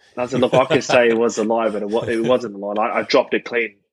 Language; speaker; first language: English; native; English